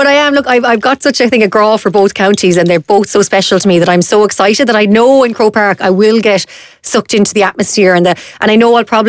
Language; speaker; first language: English; native; English